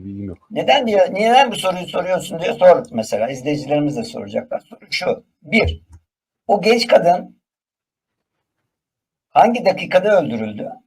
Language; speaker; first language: Turkish; native; Turkish